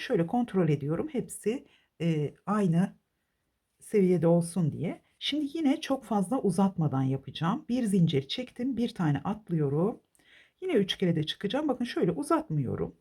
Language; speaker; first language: Turkish; native; Turkish